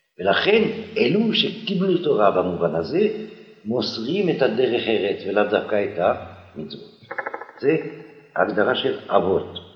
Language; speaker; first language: Hebrew; non-native, fluent; French